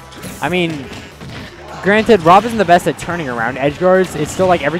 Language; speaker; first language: English; native; English